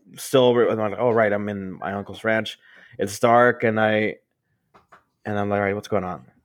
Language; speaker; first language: English; early bilingual, other home language; Spanish